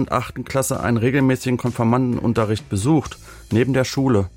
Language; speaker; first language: German; native; German